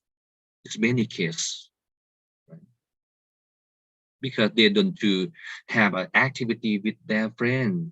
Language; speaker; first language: English; non-native, learner; Thai